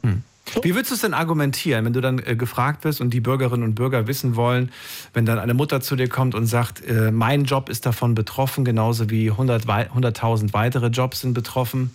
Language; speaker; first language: German; native; German